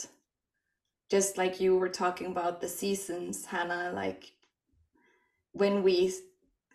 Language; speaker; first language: English; non-native, fluent; Swedish